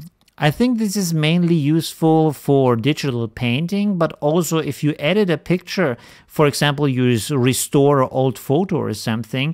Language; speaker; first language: English; non-native, fluent; German